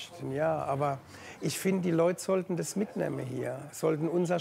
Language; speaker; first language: German; native; German